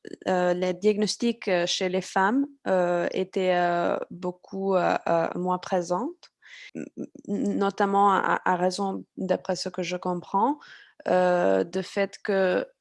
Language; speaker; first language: French; non-native, fluent; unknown